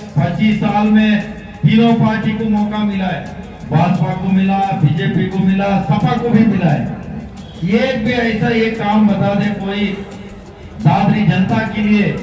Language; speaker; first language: Hindi; non-native, local second language; Kannada